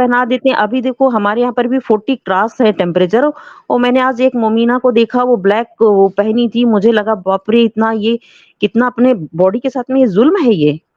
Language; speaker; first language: Hindi; native; Hindi